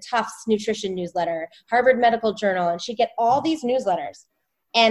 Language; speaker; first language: English; native; English